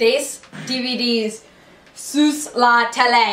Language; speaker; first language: French; non-native, learner; English